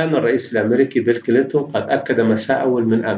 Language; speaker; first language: Arabic; native; Arabic